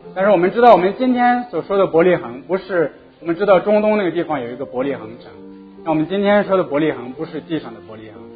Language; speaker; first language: Chinese; native; Chinese